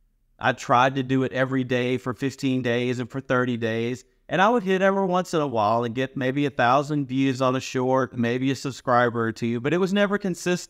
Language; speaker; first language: English; native; English